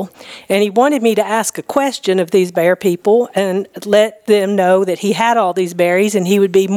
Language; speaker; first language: English; native; English